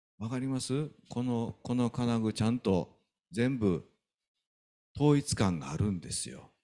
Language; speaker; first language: Japanese; native; Japanese